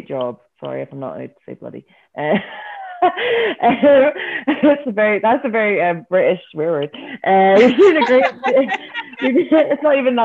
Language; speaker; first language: English; native; English